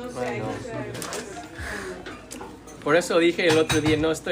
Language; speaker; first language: Spanish; non-native, learner; English